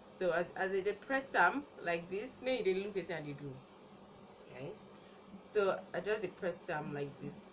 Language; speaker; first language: Nigerian Pidgin; non-native, local second language; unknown